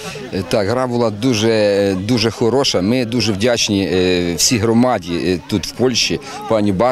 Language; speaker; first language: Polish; non-native, learner; Ukrainian